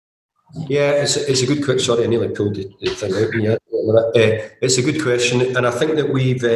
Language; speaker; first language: English; native; English